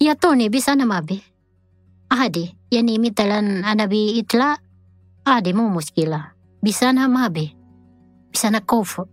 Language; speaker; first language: Arabic; non-native, learner; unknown